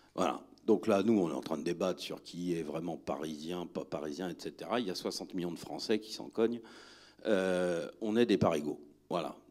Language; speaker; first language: French; native; French